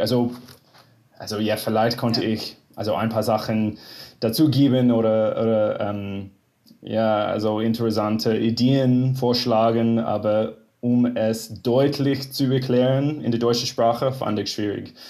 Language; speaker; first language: German; non-native, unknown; English